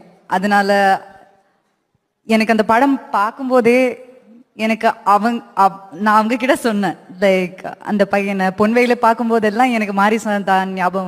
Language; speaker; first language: Tamil; non-native, local second language; Malayalam